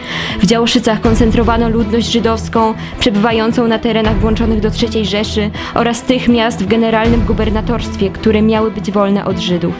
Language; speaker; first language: Polish; native; Polish